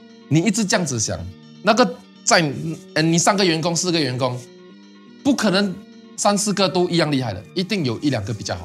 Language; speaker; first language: Chinese; non-native, local second language; English